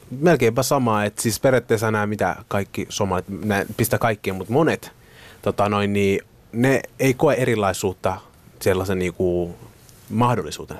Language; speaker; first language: Finnish; early bilingual, other home language; Somali